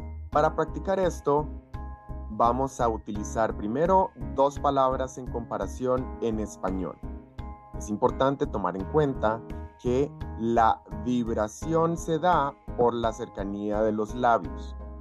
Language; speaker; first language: Spanish; native; Spanish